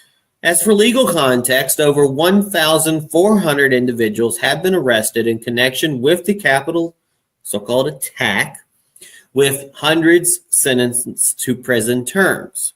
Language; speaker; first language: English; native; English